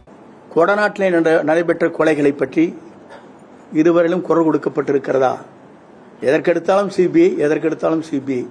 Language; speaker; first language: Tamil; native; Tamil